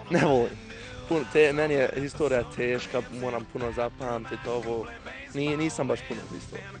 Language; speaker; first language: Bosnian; early bilingual, heritage; Croatian